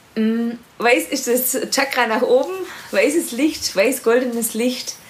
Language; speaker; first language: German; native; German